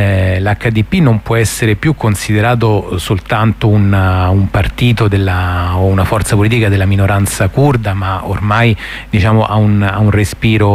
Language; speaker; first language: Italian; native; Italian